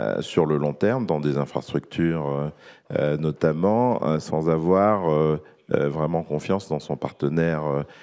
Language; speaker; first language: French; native; French